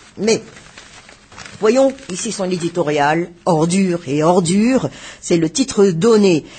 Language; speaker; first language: French; non-native, local second language; Malagasy